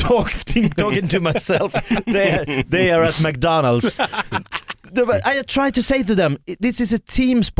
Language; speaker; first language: English; non-native, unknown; Swedish